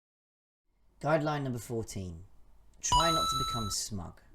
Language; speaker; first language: English; native; English